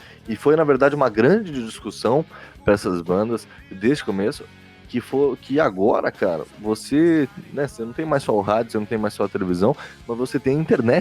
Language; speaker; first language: Portuguese; native; Portuguese